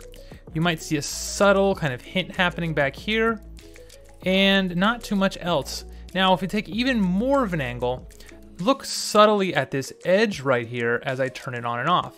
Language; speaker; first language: English; native; English